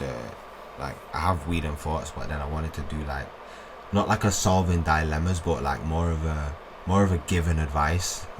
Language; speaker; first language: English; native; English